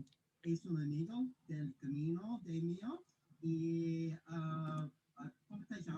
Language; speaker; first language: Spanish; non-native, learner; English